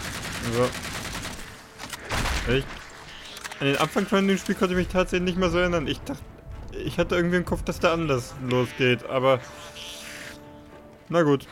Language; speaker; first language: German; native; German